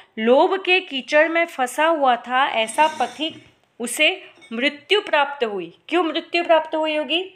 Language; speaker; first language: Hindi; non-native, local second language; Gujarati